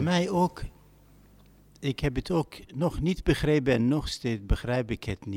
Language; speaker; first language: Dutch; non-native, fluent; Arabic